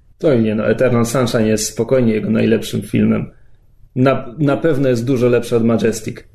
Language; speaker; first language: Polish; native; Polish